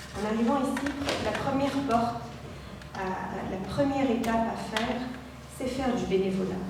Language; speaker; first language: French; non-native, local second language; Arabic